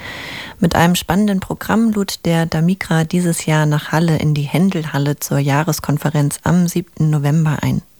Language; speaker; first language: German; native; German